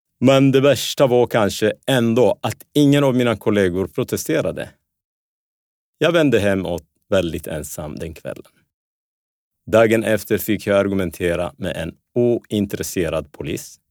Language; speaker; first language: Swedish; early bilingual, other home language; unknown